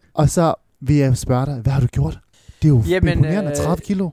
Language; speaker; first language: Danish; early bilingual, other home language; Vietnamese